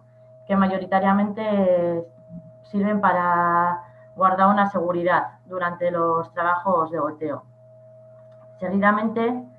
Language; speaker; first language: Spanish; native; Spanish